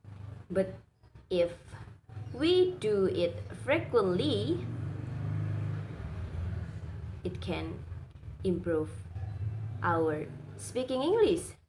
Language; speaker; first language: English; non-native, learner; Indonesian